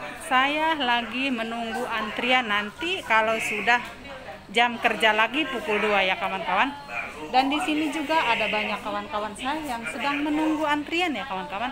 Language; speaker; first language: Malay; non-native, local second language; Sundanese